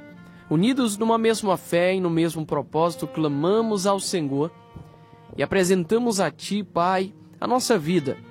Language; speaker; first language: Portuguese; native; Portuguese